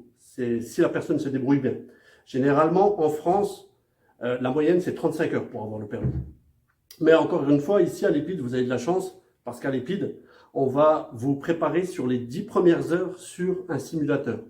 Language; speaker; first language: French; native; French